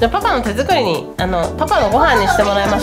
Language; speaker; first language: Japanese; native; Japanese